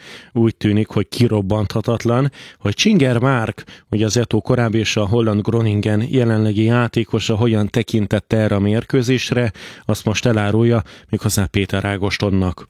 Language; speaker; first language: Hungarian; native; Hungarian